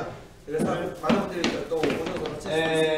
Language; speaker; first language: Korean; native; Korean